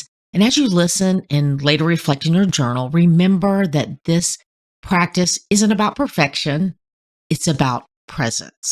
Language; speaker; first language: English; native; English